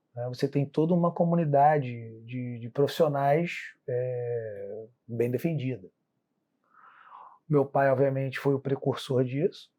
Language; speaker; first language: Portuguese; native; Portuguese